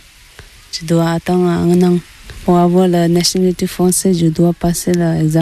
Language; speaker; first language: French; non-native, learner; Tibetan